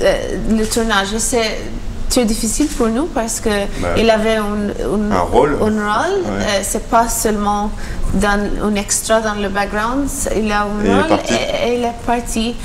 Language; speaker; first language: French; non-native, learner; Maltese